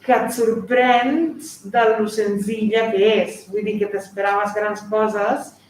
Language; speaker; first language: Catalan; non-native, fluent; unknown